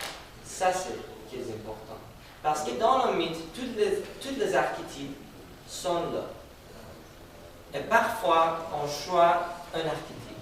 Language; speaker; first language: French; non-native, fluent; Persian